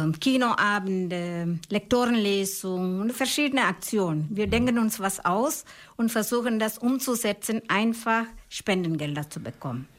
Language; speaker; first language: German; non-native, fluent; Malayalam